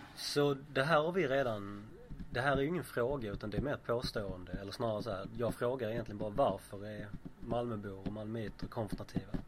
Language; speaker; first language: Swedish; native; Swedish